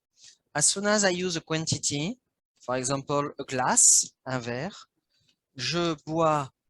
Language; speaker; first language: English; non-native, learner; French